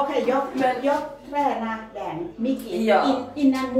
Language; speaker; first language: Swedish; non-native, learner; Thai